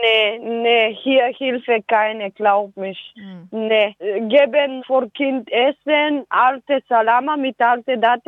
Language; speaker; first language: German; non-native, learner; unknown